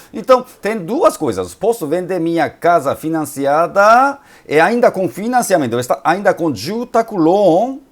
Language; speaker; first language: Portuguese; non-native, fluent; Japanese